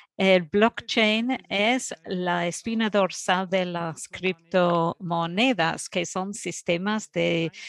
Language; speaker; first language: Spanish; non-native, fluent; Dutch